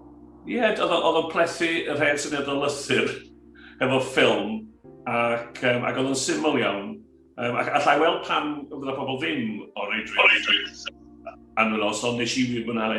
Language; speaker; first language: Welsh; native; Welsh